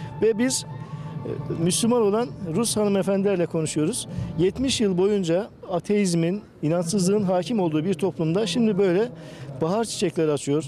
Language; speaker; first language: Turkish; native; Turkish